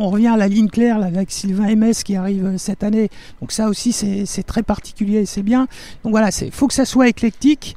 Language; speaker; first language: French; native; French